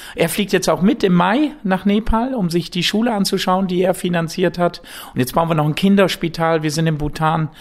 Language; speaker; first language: German; native; German